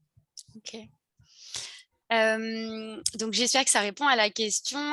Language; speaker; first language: French; native; French